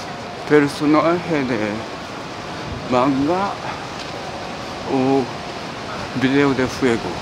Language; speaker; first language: Spanish; non-native, learner; Japanese